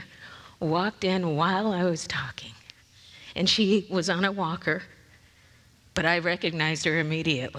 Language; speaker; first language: English; native; English